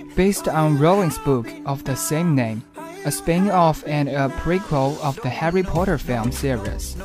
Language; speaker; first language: English; non-native, fluent; Chinese